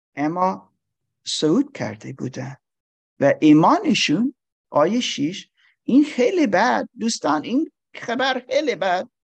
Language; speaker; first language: Persian; non-native, learner; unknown